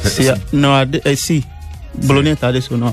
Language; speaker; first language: Italian; non-native, learner; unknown